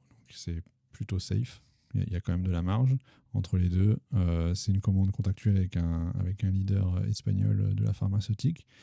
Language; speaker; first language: French; native; French